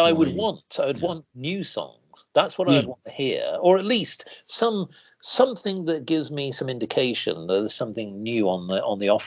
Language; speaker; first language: English; native; English